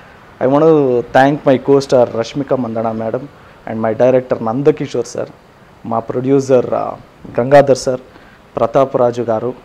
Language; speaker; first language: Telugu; non-native, learner; Kannada